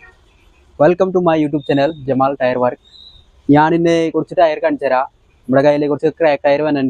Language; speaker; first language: Malayalam; non-native, local second language; Hindi